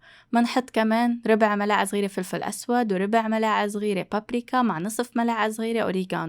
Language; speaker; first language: Arabic; native; Arabic